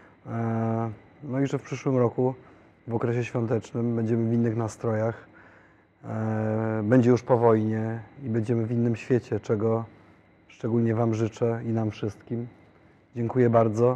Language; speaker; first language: Polish; native; Polish